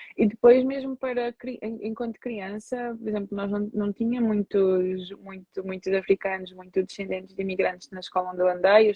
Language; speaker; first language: Portuguese; native; Portuguese